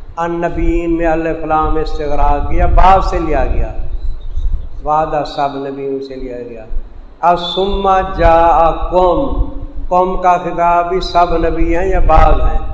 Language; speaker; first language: Urdu; non-native, local second language; Saraiki